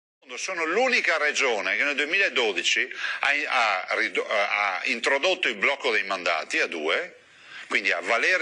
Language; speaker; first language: Italian; native; Italian